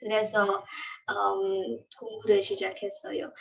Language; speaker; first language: Korean; non-native, learner; Marathi